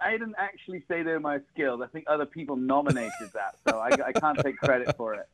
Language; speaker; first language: English; native; English